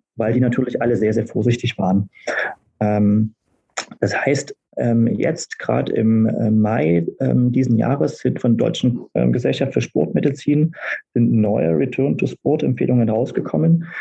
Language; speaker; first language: German; native; German